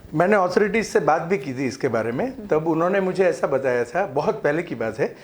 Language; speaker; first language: Hindi; non-native, local second language; Gujarati